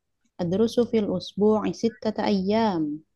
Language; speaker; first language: Arabic; non-native, learner; Indonesian